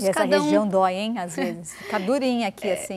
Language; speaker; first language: Portuguese; native; Portuguese